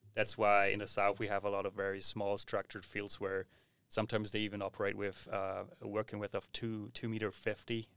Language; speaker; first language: English; non-native, fluent; German